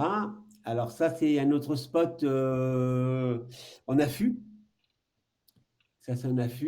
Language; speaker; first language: French; native; French